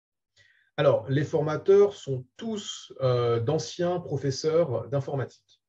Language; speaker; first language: French; native; French